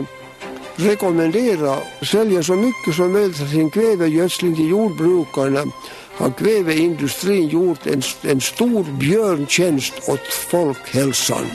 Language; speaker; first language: Swedish; native; Swedish